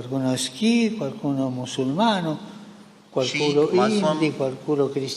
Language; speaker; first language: Italian; non-native, fluent; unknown